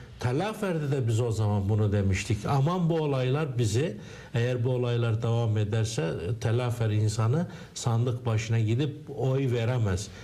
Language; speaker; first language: Turkish; native; Turkish